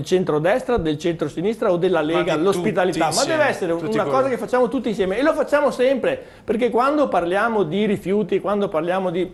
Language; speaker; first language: Italian; native; Italian